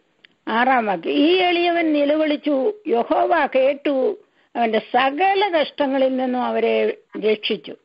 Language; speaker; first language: Malayalam; native; Malayalam